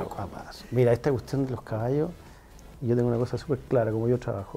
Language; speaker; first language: Spanish; native; Spanish